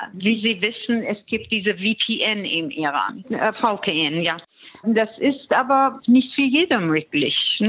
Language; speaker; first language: German; non-native, fluent; Persian